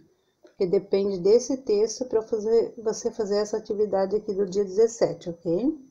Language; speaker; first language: Portuguese; native; Portuguese